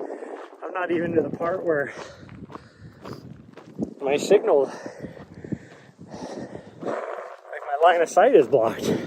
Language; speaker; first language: English; native; English